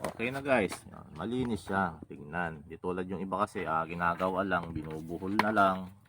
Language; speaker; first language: Filipino; non-native, local second language; Iloko